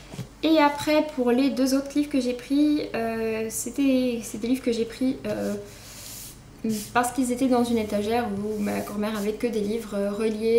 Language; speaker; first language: French; native; French